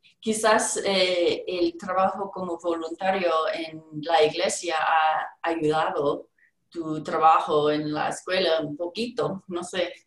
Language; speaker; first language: Spanish; non-native, learner; English